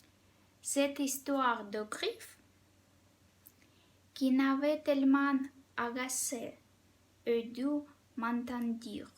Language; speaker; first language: French; non-native, fluent; Russian